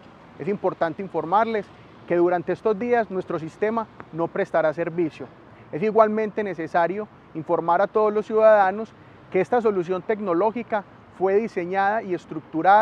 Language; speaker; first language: Spanish; native; Spanish